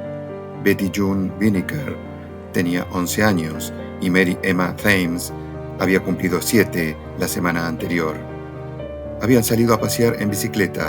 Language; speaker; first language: Spanish; native; Spanish